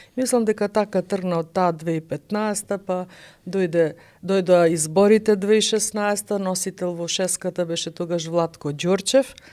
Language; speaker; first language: Macedonian; native; Macedonian